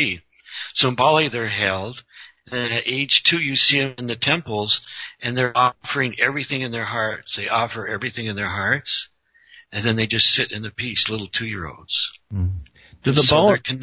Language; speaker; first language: English; native; English